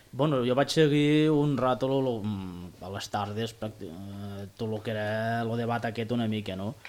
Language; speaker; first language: Catalan; native; Catalan